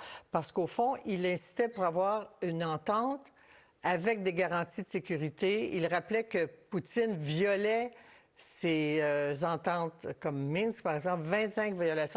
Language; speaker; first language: French; native; French